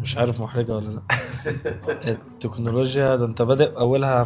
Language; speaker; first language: Arabic; native; Arabic